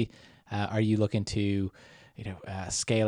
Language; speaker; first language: English; native; English